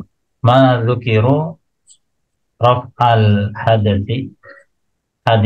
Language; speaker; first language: Arabic; non-native, learner; Indonesian